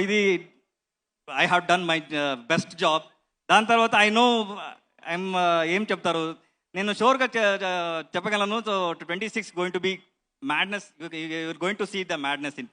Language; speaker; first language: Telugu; non-native, learner; Kannada